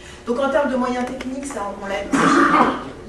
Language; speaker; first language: French; native; French